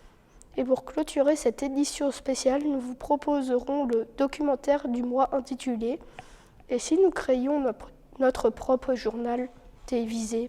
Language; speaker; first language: French; native; French